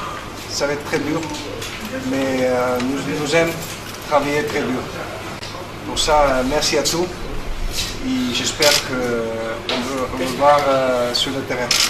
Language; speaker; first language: French; non-native, learner; Dutch